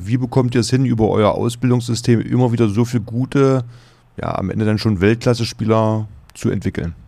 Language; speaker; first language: German; native; German